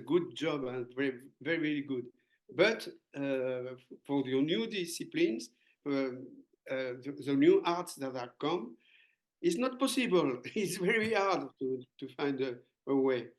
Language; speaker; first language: English; non-native, learner; French